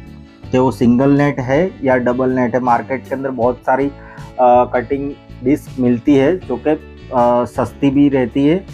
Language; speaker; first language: Hindi; native; Hindi